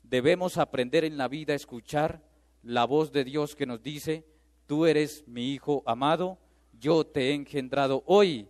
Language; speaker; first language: Spanish; native; Spanish